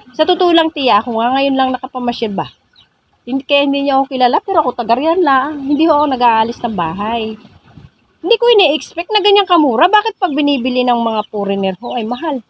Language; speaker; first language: Filipino; non-native, local second language; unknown